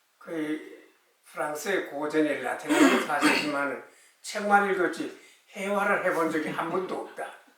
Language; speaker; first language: Korean; native; Korean